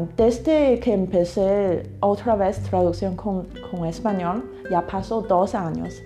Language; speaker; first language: Spanish; non-native, fluent; Chinese